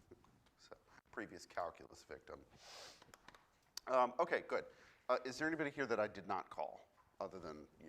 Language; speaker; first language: English; native; English